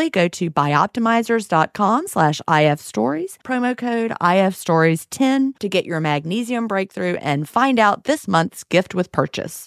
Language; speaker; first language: English; native; English